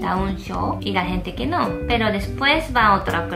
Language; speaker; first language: Spanish; non-native, fluent; Japanese